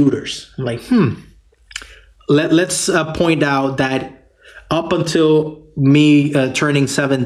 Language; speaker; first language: English; non-native, fluent; Spanish